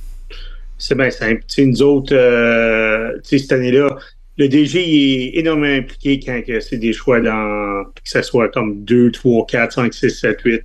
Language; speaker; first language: French; native; French